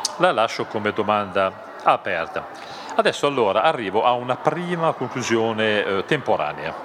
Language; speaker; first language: Italian; non-native, fluent; German